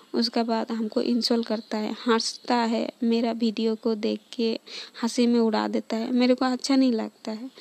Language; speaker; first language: Hindi; non-native, local second language; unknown